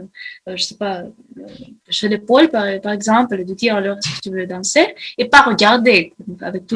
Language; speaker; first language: French; non-native, fluent; Russian